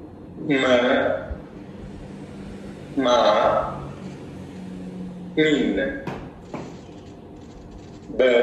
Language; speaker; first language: Vietnamese; non-native, learner; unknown